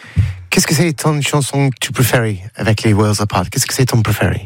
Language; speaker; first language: French; non-native, learner; English